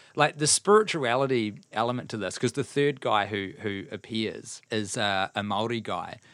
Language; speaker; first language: English; native; English